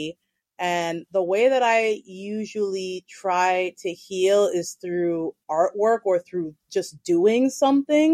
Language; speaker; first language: English; native; English